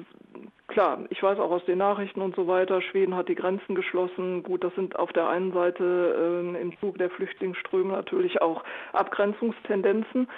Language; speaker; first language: German; native; German